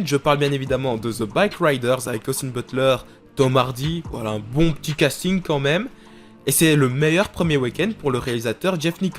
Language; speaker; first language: French; native; French